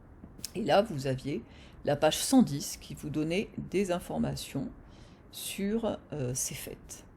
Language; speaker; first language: French; native; French